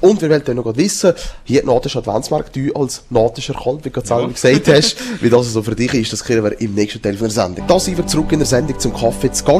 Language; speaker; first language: German; native; German